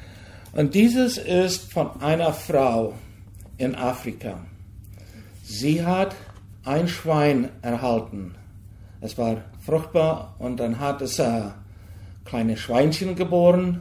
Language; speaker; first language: German; early bilingual, heritage; German